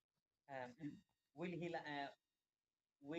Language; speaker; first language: English; non-native, learner; Bangla